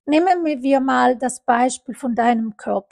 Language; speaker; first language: German; non-native, fluent; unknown